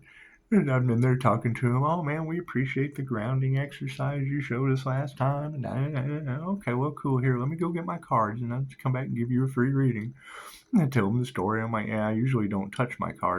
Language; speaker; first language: English; native; English